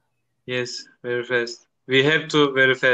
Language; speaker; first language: English; non-native, learner; Turkish